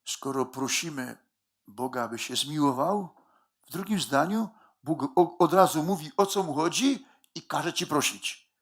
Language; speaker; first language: Polish; native; Polish